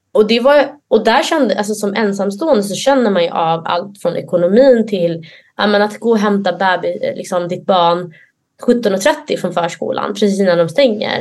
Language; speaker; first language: Swedish; early bilingual, other home language; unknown